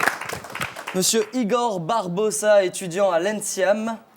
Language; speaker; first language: French; native; French